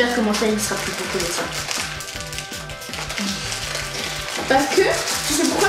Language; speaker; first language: French; native; French